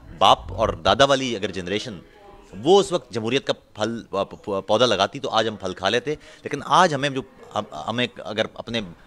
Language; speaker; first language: Urdu; non-native, local second language; Punjabi